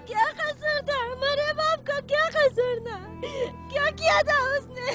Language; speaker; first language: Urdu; non-native, local second language; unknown